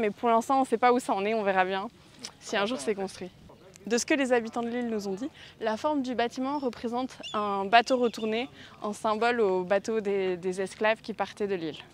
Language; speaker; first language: French; native; French